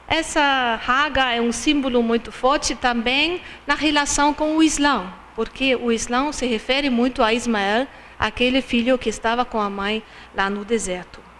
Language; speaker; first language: Portuguese; non-native, fluent; German